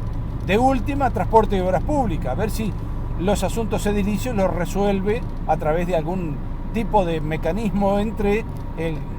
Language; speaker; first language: Spanish; native; Spanish